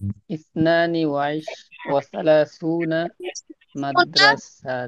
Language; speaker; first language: Arabic; non-native, learner; Bangla